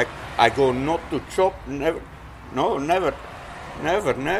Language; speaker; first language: English; non-native, learner; Dutch